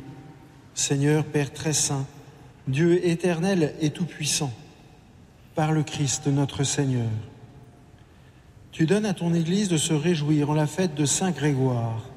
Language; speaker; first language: French; native; French